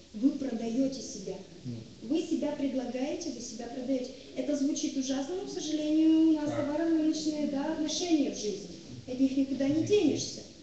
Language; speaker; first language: Russian; native; Russian